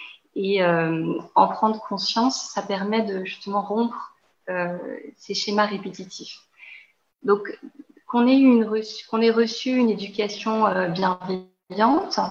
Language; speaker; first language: French; native; French